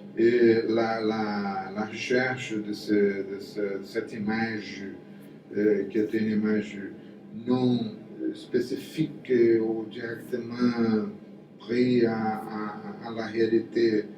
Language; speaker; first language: French; non-native, fluent; Portuguese